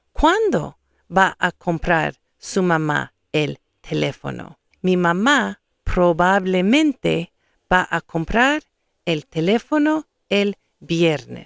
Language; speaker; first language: Spanish; non-native, fluent; English